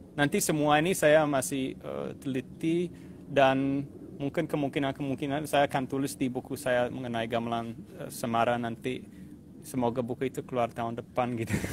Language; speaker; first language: Indonesian; non-native, fluent; English